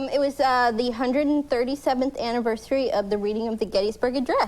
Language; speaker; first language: English; native; English